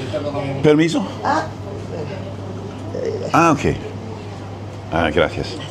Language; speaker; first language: Spanish; non-native, learner; English